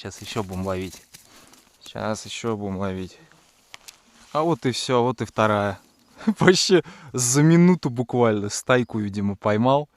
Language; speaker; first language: Russian; native; Russian